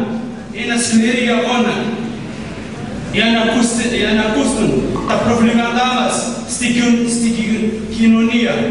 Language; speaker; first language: Greek; non-native, learner; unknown